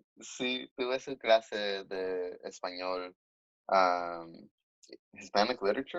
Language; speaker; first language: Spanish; early bilingual, heritage; Spanish